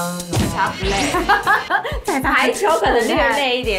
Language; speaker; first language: Chinese; native; Chinese